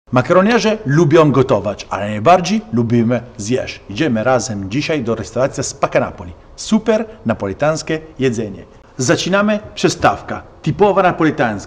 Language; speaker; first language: Polish; non-native, learner; Italian